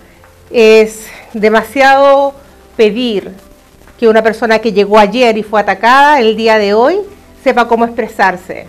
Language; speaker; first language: Spanish; native; Spanish